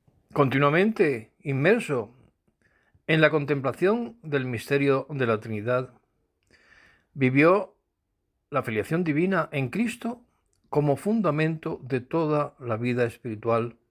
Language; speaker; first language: Spanish; native; Spanish